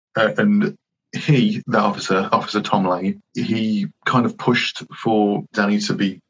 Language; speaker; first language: English; native; English